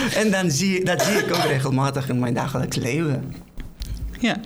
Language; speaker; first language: Dutch; non-native, fluent; Persian